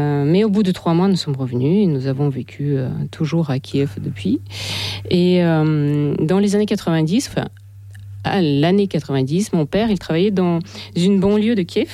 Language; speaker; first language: French; non-native, fluent; Russian